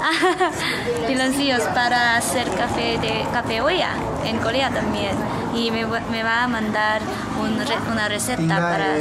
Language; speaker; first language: Spanish; non-native, learner; Korean